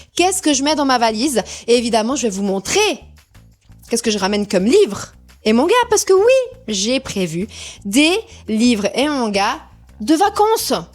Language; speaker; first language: French; early bilingual, other home language; Portuguese